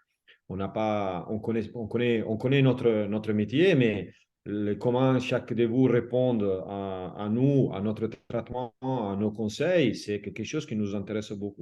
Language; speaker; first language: French; non-native, fluent; Italian